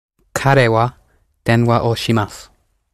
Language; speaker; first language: Japanese; non-native, learner; English